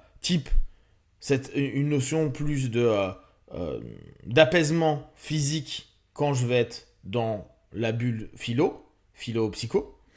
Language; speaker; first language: French; native; French